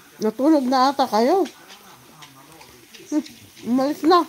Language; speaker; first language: Swedish; non-native, learner; Filipino